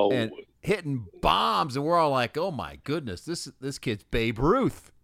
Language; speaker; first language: English; native; English